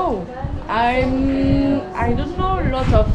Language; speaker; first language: English; non-native, learner; French